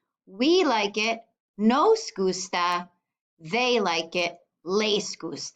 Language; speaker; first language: Spanish; non-native, fluent; English